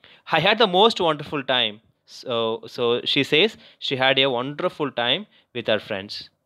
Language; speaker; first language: English; non-native, local second language; Tamil